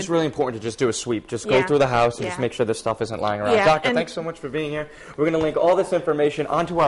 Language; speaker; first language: English; native; English